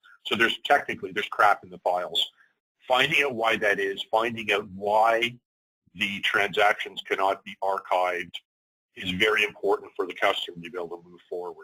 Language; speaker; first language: English; native; English